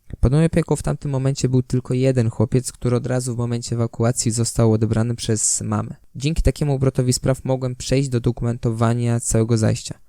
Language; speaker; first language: Polish; native; Polish